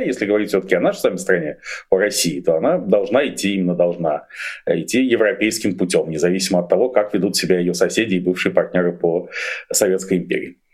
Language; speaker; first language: Russian; native; Russian